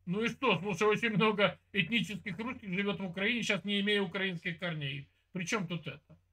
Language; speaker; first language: Russian; native; Russian